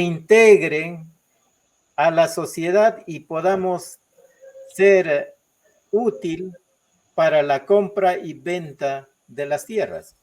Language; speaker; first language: Spanish; non-native, local second language; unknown